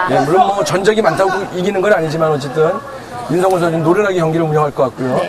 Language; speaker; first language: Korean; native; Korean